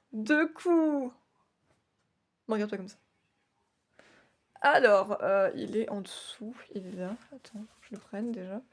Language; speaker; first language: French; native; French